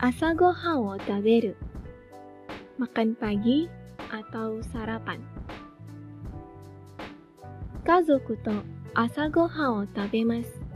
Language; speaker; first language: Japanese; non-native, fluent; Indonesian